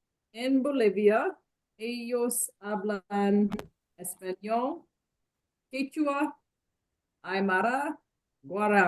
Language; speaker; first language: Spanish; non-native, learner; English